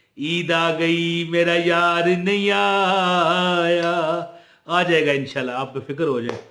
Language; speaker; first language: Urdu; non-native, local second language; Punjabi